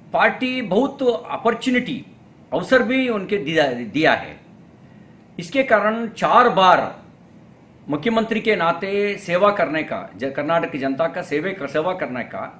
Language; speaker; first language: Hindi; non-native, local second language; Kannada